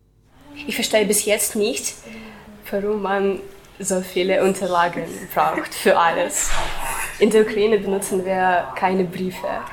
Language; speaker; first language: German; non-native, fluent; Ukrainian